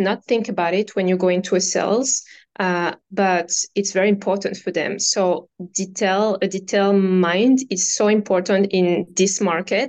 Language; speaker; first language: English; non-native, fluent; French